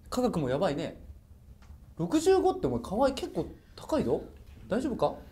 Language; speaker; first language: Japanese; native; Japanese